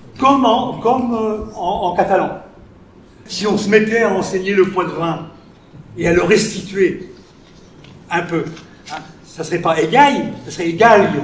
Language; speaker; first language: French; native; French